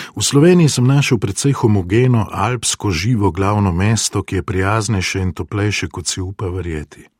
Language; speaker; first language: Slovenian; non-native, fluent; Spanish